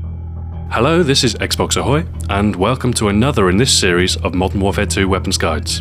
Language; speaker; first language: English; native; English